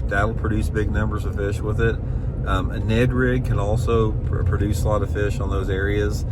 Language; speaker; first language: English; native; English